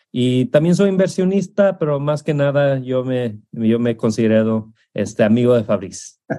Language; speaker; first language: Spanish; early bilingual, heritage; Spanish